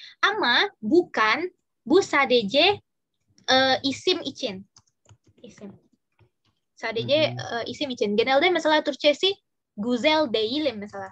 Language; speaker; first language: Turkish; non-native, learner; Indonesian